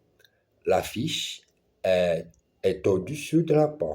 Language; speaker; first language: French; non-native, learner; Portuguese